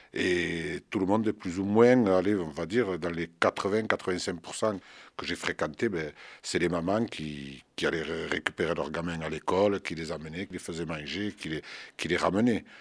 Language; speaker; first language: French; early bilingual, other home language; Arabic